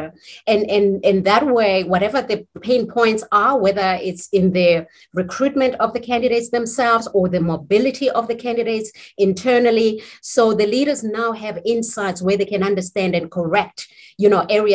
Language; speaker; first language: English; non-native, local second language; Zulu